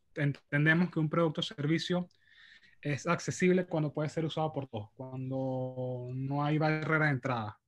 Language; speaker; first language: Spanish; native; Spanish